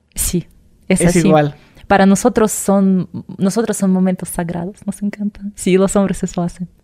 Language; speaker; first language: Spanish; non-native, fluent; Russian